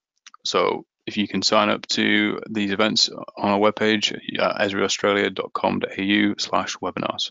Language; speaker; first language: English; native; English